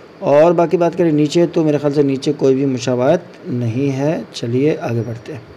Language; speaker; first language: Urdu; native; Urdu